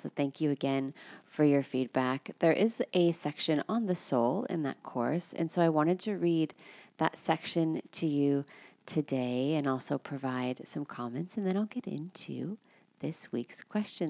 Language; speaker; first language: English; native; English